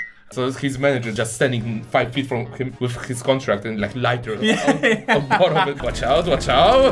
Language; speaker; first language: English; non-native, fluent; Polish